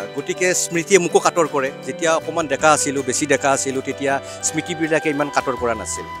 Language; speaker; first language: Assamese; native; Assamese